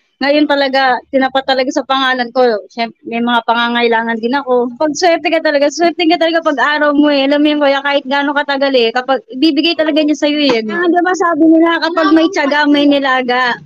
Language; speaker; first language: Filipino; native; Filipino